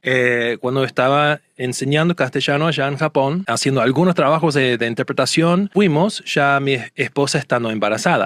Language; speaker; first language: Spanish; non-native, fluent; English